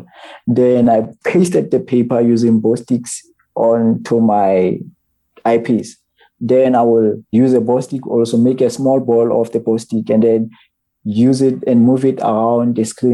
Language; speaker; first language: English; non-native, local second language; Southern Sotho